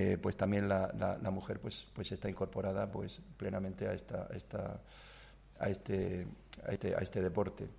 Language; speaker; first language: Spanish; native; Spanish